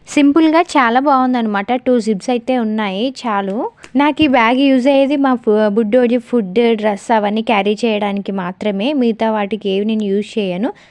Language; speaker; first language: Telugu; non-native, local second language; Lambadi